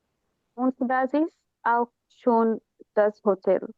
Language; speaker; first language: German; non-native, learner; Bangla